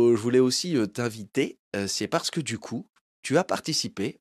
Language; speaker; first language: French; early bilingual, other home language; Portuguese